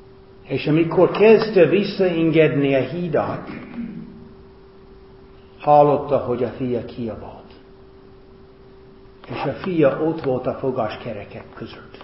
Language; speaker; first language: Hungarian; non-native, fluent; English